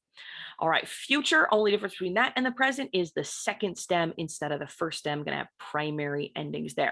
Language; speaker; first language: English; native; English